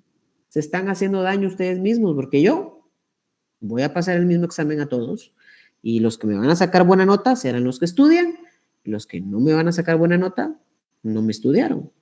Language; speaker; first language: Spanish; native; Spanish